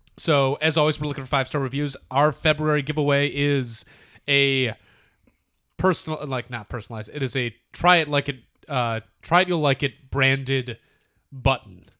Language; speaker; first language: English; native; English